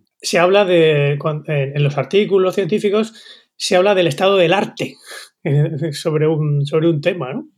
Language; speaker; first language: Spanish; native; Spanish